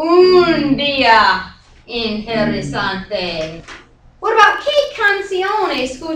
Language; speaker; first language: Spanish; non-native, fluent; English